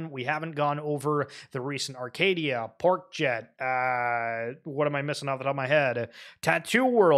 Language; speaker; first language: English; native; English